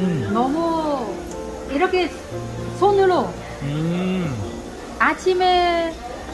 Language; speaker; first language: Korean; non-native, learner; Vietnamese